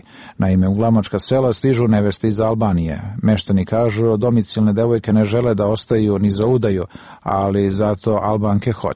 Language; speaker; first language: Serbian; native; Serbian